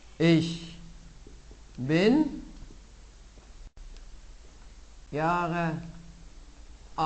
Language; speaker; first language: German; non-native, fluent; Arabic